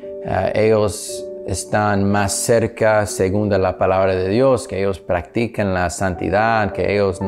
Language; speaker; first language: Spanish; non-native, learner; English